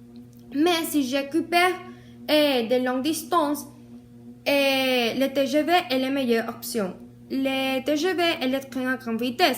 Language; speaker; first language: French; non-native, learner; Spanish